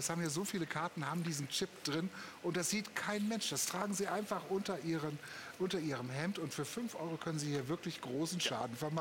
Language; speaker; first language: German; native; German